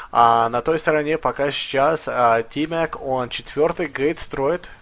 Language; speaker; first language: Russian; early bilingual, heritage; Russian